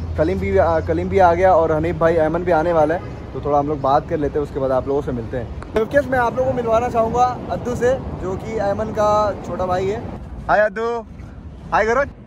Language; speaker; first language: Hindi; native; Hindi